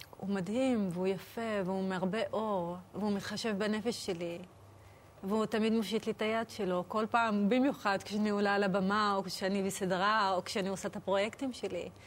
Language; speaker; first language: Hebrew; non-native, local second language; Arabic